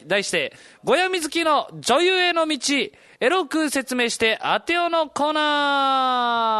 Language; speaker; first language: Japanese; native; Japanese